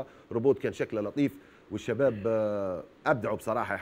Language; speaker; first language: Arabic; native; Arabic